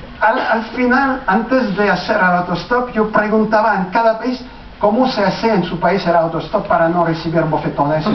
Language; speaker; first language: Spanish; non-native, fluent; French